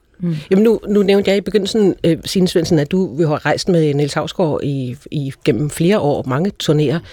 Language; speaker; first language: Danish; native; Danish